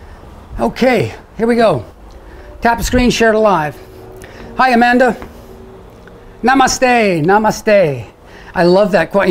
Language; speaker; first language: English; native; English